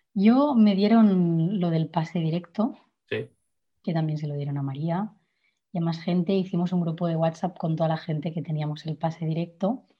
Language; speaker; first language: Spanish; native; Spanish